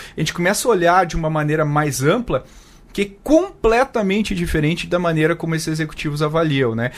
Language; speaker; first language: Portuguese; native; Portuguese